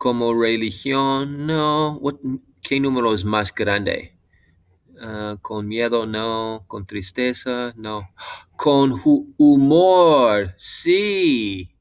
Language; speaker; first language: Spanish; non-native, fluent; English